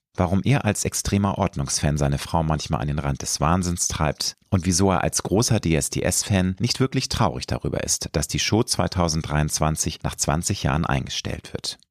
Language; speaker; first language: German; native; German